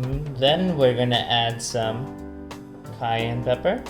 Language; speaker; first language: English; native; English